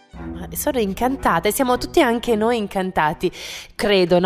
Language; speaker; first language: Italian; native; Italian